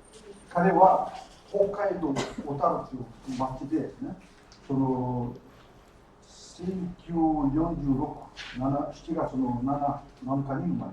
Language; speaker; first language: Japanese; early bilingual, heritage; Portuguese